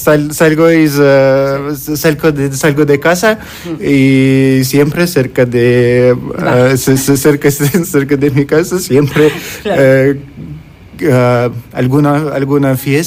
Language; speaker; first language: Spanish; non-native, learner; Russian